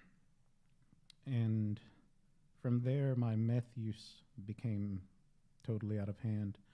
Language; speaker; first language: English; native; English